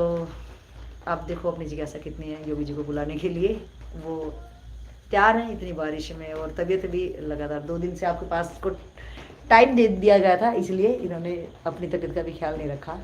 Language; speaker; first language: Hindi; native; Hindi